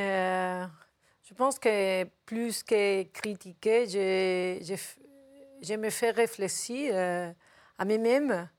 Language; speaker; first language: French; non-native, learner; Spanish